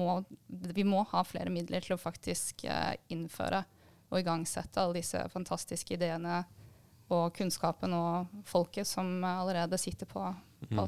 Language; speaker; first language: Norwegian; native; Norwegian